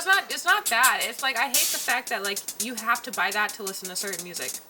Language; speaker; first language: English; native; English